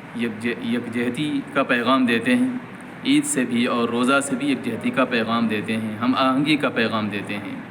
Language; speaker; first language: Urdu; native; Urdu